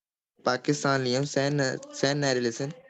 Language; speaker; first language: Turkish; non-native, learner; Urdu